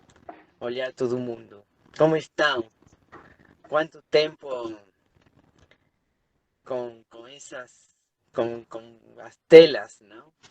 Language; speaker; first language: Portuguese; non-native, fluent; Spanish